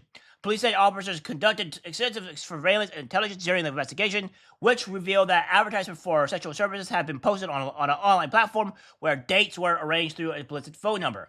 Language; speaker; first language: English; native; English